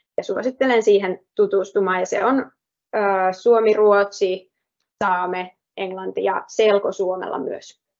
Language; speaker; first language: Finnish; native; Finnish